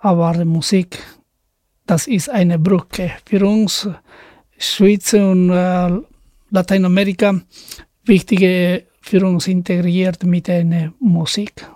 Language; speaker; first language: German; non-native, learner; Spanish